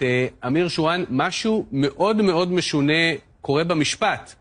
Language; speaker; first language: Hebrew; native; Hebrew